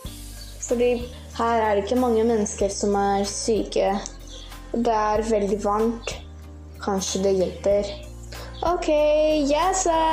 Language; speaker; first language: Norwegian; early bilingual, heritage; Greek